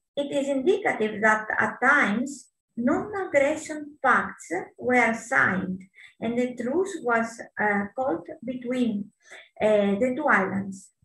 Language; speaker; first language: English; non-native, fluent; Greek